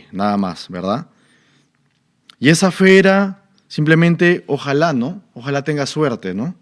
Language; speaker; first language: Spanish; native; Spanish